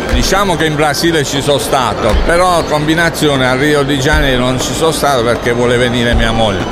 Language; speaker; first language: Italian; native; Italian